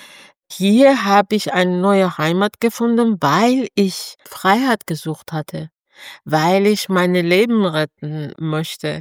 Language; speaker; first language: German; non-native, fluent; Persian